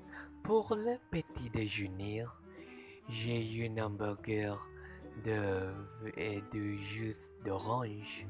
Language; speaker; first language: French; non-native, learner; Malay